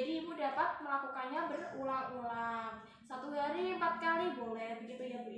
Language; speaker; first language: Indonesian; native; Indonesian